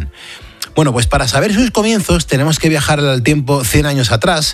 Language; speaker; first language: Spanish; native; Spanish